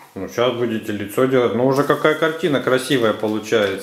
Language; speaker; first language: Russian; native; Russian